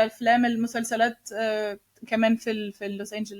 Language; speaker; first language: Arabic; non-native, learner; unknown